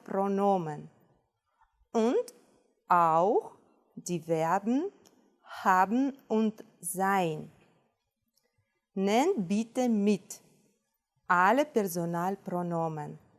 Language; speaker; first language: German; non-native, fluent; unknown